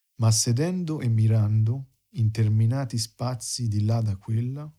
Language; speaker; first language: German; non-native, fluent; Italian